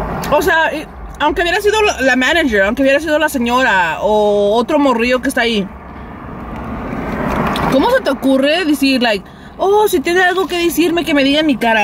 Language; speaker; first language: Spanish; early bilingual, heritage; Spanish